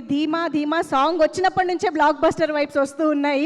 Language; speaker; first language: Telugu; native; Telugu